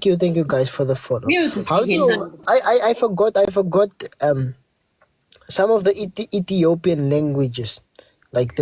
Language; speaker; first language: English; early bilingual, heritage; English